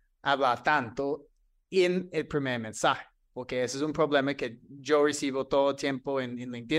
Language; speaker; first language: Spanish; non-native, fluent; English